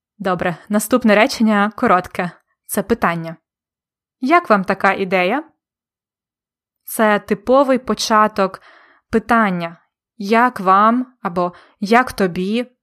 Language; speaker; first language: Ukrainian; native; Ukrainian